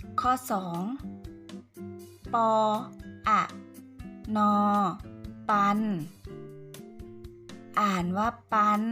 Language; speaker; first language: Thai; native; Thai